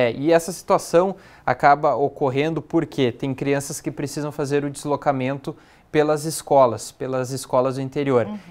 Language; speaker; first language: Portuguese; native; Portuguese